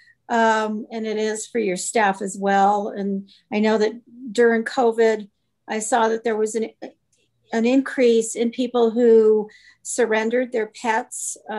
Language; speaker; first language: English; native; English